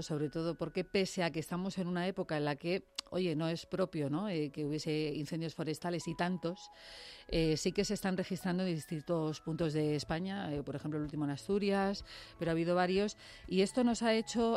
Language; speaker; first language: Spanish; native; Spanish